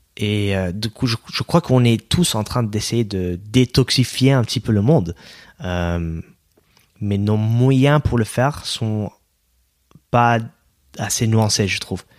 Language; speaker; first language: French; non-native, fluent; English